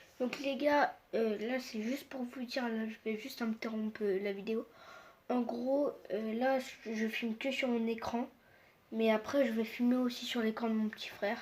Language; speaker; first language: French; native; French